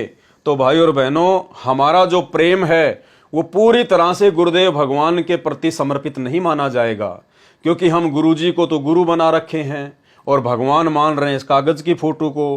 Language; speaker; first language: Hindi; native; Hindi